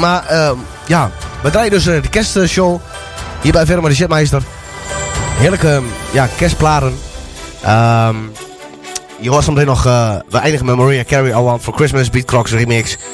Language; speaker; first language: Dutch; native; Dutch